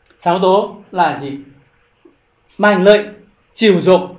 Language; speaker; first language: Vietnamese; non-native, learner; Korean